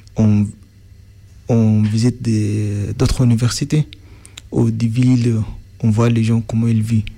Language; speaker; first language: French; non-native, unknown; Arabic